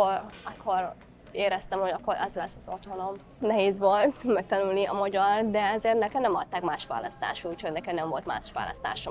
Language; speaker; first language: Hungarian; non-native, fluent; Somali